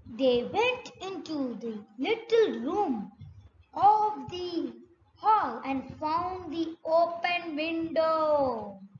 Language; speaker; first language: English; non-native, local second language; Tamil